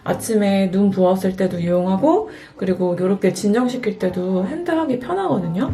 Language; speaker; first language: Korean; native; Korean